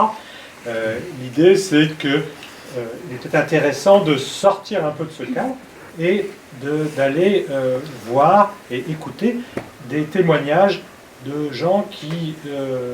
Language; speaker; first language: French; native; French